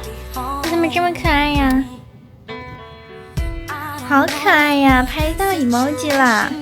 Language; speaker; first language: Chinese; native; Chinese